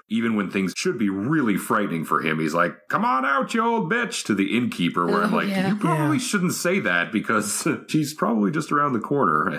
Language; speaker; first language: English; native; English